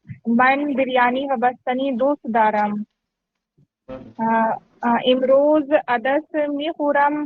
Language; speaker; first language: Persian; non-native, learner; Urdu